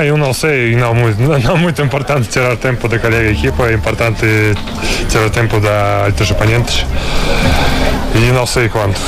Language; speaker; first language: Portuguese; non-native, learner; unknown